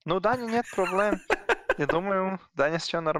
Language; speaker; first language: Russian; non-native, learner; Serbian